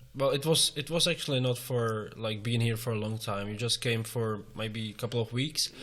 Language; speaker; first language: English; non-native, learner; Czech